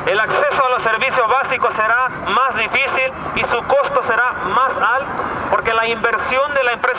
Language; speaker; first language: Spanish; native; Spanish